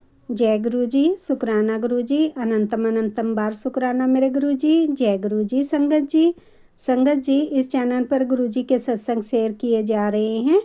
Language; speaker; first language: Hindi; native; Hindi